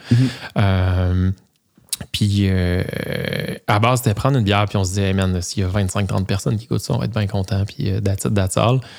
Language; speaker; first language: French; native; French